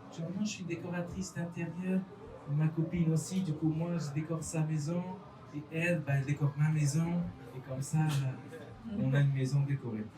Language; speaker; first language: French; non-native, fluent; Portuguese